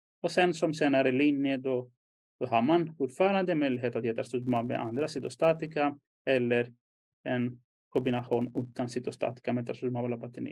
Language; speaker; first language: Swedish; non-native, fluent; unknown